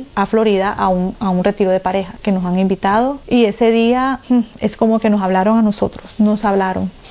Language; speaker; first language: Spanish; native; Spanish